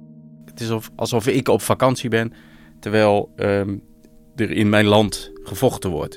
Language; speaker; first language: Dutch; native; Dutch